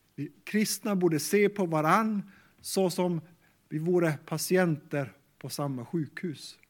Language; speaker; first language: Swedish; native; Swedish